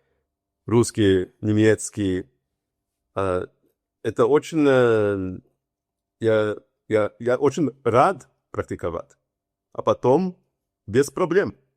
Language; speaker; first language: Russian; non-native, learner; Portuguese